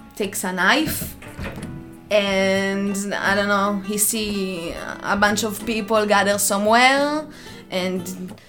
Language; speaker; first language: English; non-native, fluent; Hebrew